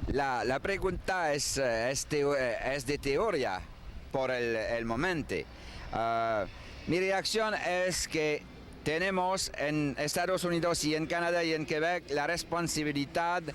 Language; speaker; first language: Spanish; non-native, learner; French